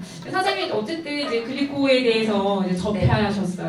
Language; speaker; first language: Korean; native; Korean